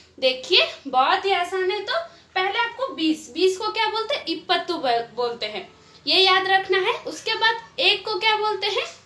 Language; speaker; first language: Hindi; native; Hindi